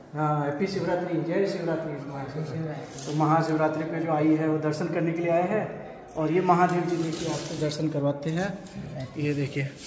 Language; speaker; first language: Hindi; non-native, local second language; Gujarati